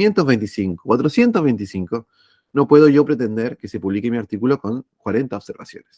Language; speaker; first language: Spanish; native; Spanish